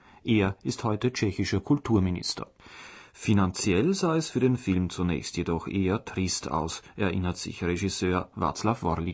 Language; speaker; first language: German; native; German